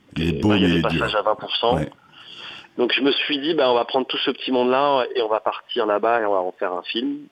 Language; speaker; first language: French; native; French